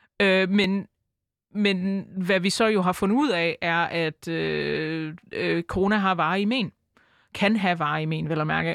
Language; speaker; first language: Danish; native; Danish